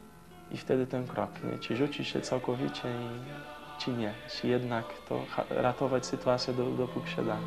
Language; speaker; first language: Polish; non-native, fluent; Portuguese